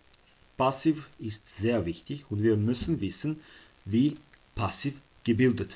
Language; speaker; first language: German; non-native, fluent; Serbian